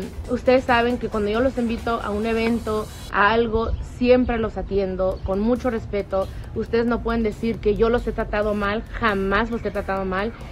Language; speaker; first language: Spanish; early bilingual, heritage; Spanish